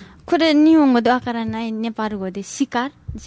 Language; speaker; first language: Japanese; non-native, learner; Nepali